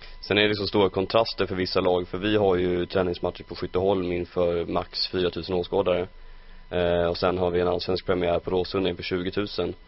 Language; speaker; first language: Swedish; native; Swedish